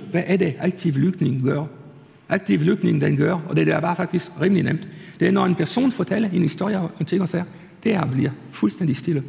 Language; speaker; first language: Danish; non-native, fluent; French